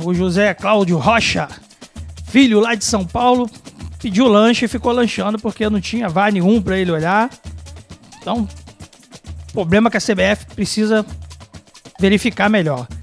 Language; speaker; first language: Portuguese; native; Portuguese